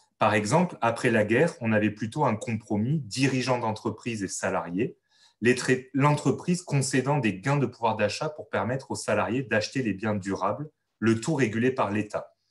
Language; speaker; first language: French; native; French